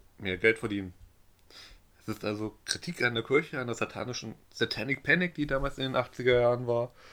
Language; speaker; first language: German; native; German